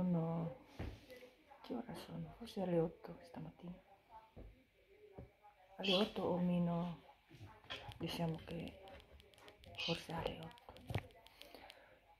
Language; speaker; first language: Italian; non-native, fluent; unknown